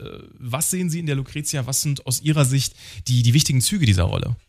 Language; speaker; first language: German; native; German